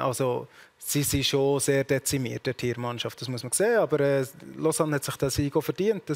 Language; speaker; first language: German; native; German